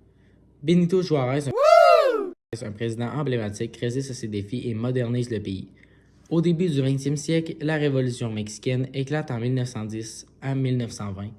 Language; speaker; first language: French; native; French